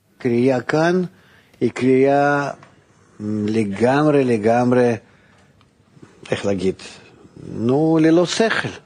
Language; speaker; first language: Hebrew; non-native, fluent; Russian